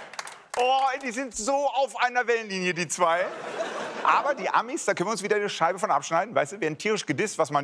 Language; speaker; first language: German; native; German